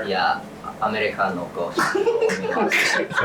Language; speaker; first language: Japanese; non-native, learner; English